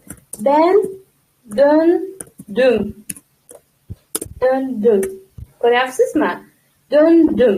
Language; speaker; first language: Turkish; non-native, fluent; Uzbek